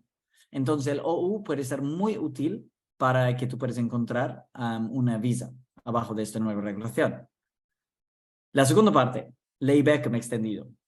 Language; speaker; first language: Spanish; non-native, fluent; English